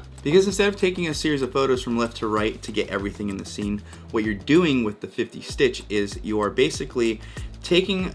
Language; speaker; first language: English; native; English